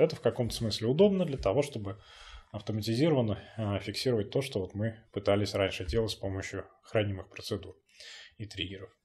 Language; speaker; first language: Russian; native; Russian